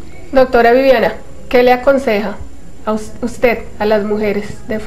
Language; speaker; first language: Spanish; native; Spanish